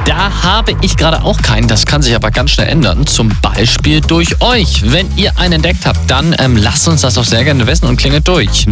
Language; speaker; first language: German; native; German